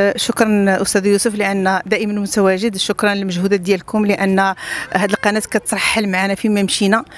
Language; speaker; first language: Arabic; native; Arabic